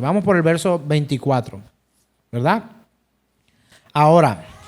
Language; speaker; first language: Spanish; native; Spanish